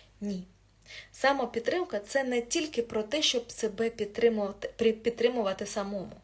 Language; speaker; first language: Ukrainian; non-native, local second language; Russian